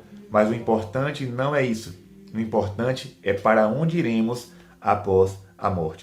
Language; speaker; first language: Portuguese; native; Portuguese